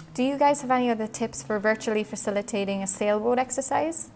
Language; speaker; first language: English; native; English